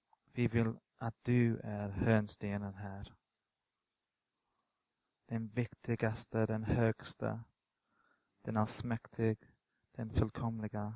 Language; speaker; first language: Swedish; non-native, fluent; English